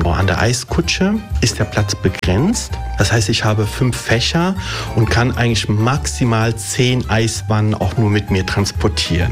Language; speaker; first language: German; early bilingual, other home language; Italian